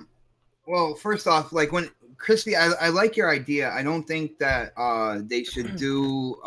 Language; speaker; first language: English; native; English